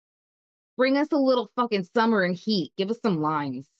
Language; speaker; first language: English; native; English